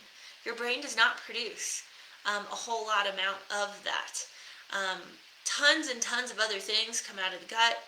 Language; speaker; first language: English; native; English